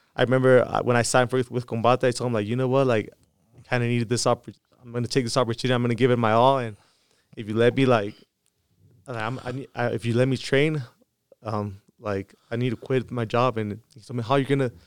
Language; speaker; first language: English; early bilingual, other home language; Spanish